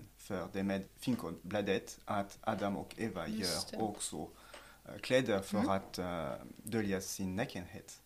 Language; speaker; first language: Swedish; non-native, fluent; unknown